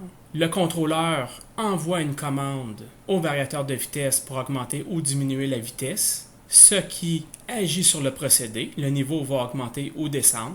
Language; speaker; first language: French; native; French